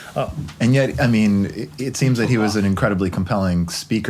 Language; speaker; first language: English; native; English